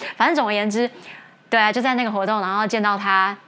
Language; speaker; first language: Chinese; non-native, local second language; Min Nan Chinese